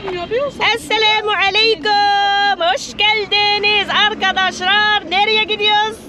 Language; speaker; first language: Turkish; non-native, learner; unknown